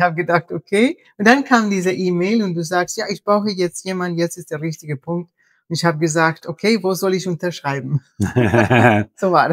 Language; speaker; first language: German; non-native, fluent; Spanish